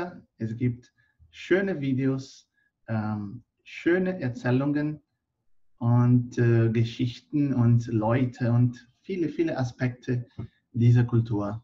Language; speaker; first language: German; non-native, fluent; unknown